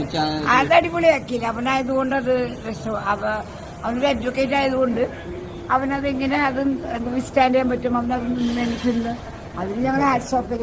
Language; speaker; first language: Malayalam; native; Malayalam